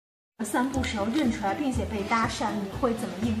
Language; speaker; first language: Chinese; native; Chinese